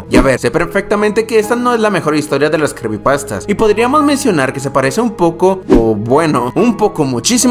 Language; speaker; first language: Spanish; native; Spanish